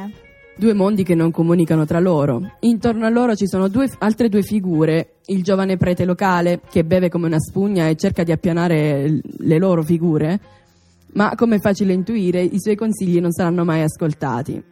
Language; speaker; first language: Italian; native; Italian